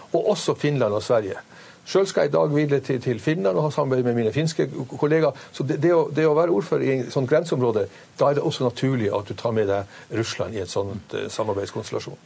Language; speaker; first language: Norwegian; native; Norwegian